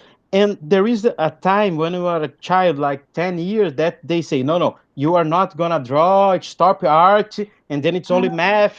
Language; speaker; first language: English; non-native, fluent; Portuguese